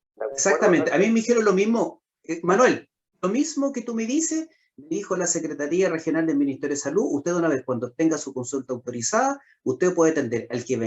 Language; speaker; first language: Spanish; native; Spanish